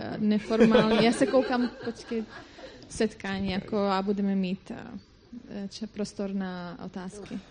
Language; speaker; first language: Czech; non-native, fluent; Croatian